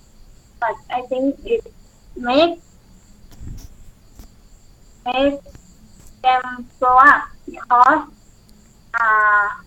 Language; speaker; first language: English; non-native, learner; Thai